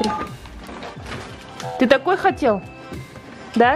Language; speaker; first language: Russian; native; Russian